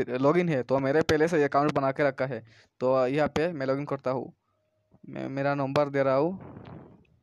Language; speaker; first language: Hindi; non-native, local second language; Bangla